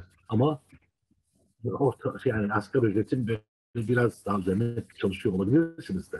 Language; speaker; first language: Turkish; native; Turkish